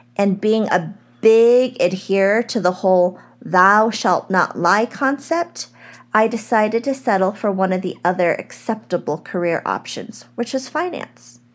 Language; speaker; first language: English; native; English